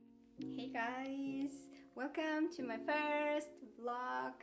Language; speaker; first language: English; non-native, fluent; German